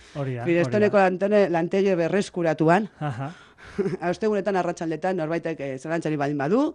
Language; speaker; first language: Basque; non-native, local second language; Spanish